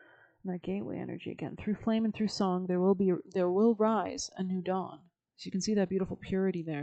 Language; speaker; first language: English; native; English